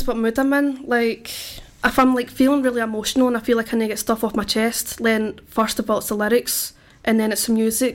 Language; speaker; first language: English; native; English